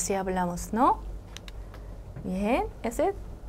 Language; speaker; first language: Spanish; non-native, learner; Korean